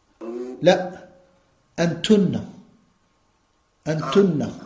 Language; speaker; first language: Arabic; non-native, fluent; French